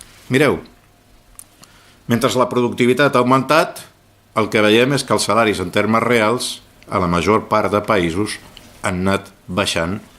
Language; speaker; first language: Catalan; native; Catalan